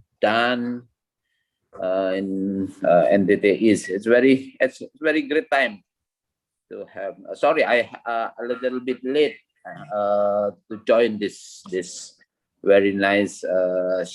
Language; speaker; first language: English; non-native, learner; Indonesian